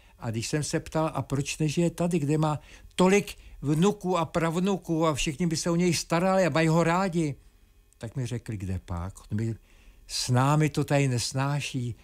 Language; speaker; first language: Czech; native; Czech